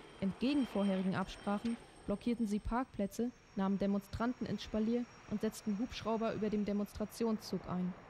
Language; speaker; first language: German; native; German